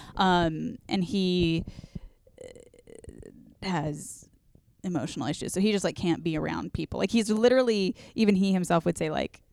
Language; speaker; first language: English; native; English